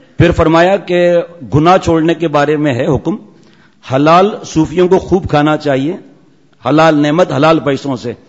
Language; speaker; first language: Urdu; non-native, local second language; Memoni